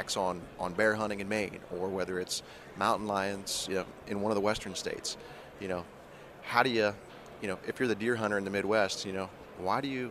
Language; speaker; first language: English; native; English